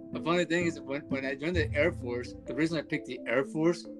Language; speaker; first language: English; early bilingual, other home language; Spanish